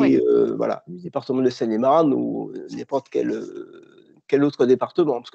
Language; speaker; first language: French; native; French